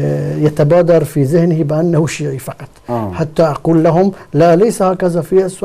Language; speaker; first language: Arabic; non-native, fluent; Persian